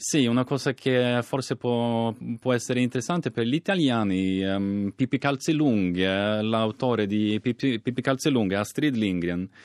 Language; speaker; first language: Italian; non-native, fluent; Swedish